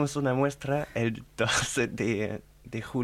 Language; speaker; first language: Spanish; non-native, learner; German